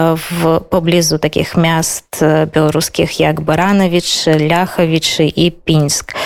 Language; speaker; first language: Polish; non-native, fluent; Belarusian